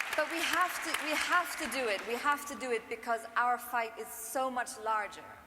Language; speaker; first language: English; non-native, local second language; Urdu